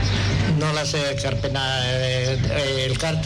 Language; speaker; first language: Basque; non-native, local second language; Spanish